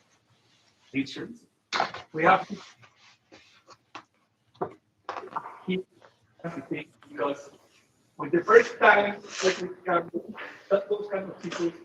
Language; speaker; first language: English; non-native, learner; Spanish